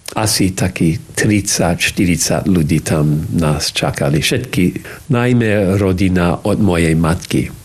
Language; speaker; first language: Slovak; early bilingual, heritage; English